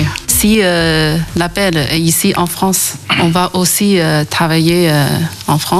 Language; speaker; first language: French; non-native, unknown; Chinese